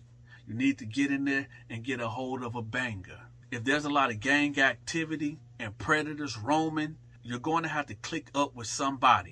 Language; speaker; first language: English; native; English